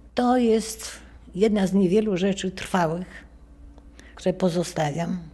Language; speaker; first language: Polish; native; Polish